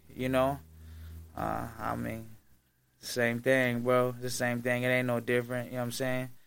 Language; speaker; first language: English; native; English